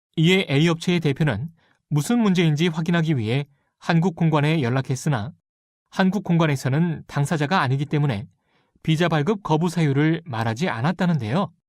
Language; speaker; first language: Korean; native; Korean